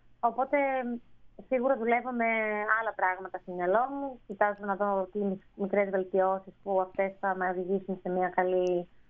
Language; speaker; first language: Greek; native; Greek